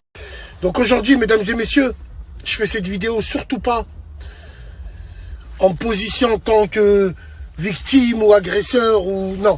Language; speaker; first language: French; native; French